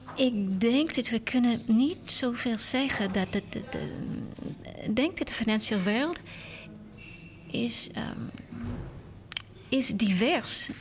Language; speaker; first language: Dutch; non-native, learner; English